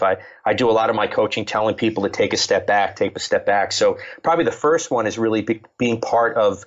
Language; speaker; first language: English; native; English